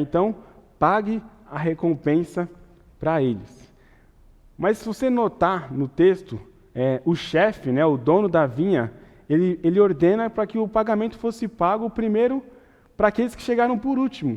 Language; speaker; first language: Portuguese; native; Portuguese